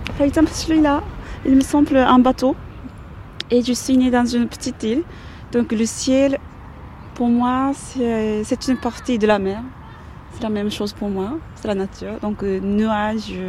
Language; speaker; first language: French; non-native, learner; Japanese